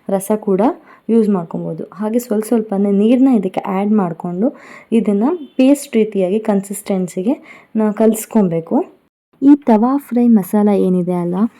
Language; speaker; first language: Kannada; non-native, local second language; Konkani